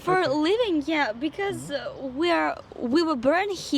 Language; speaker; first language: English; non-native, fluent; Russian